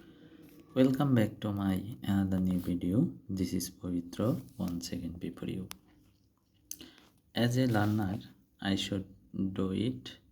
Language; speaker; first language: English; non-native, learner; Bangla